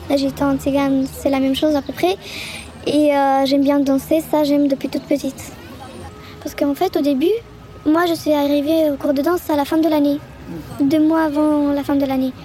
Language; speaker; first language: French; early bilingual, other home language; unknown